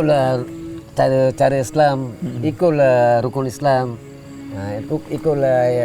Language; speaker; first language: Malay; non-native, local second language; Tamil